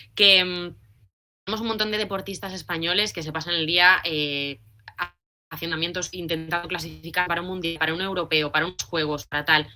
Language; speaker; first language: Spanish; native; Spanish